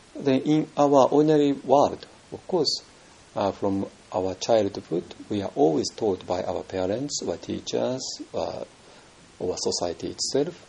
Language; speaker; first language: English; non-native, fluent; Japanese